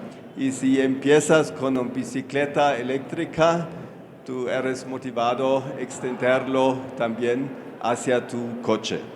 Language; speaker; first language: Spanish; non-native, fluent; German